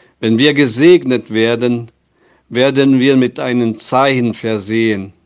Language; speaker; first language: German; non-native, fluent; Portuguese